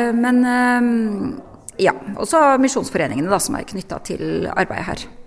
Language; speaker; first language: Norwegian; native; Norwegian